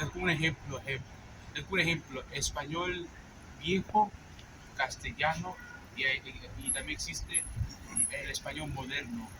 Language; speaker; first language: Spanish; non-native, fluent; English